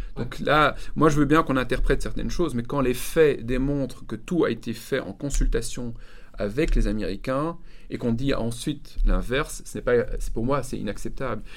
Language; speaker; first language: French; native; French